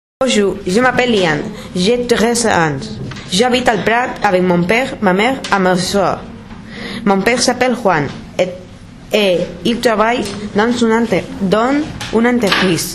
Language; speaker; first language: French; non-native, learner; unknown